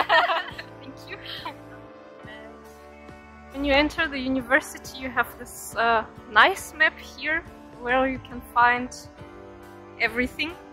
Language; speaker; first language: English; non-native, fluent; German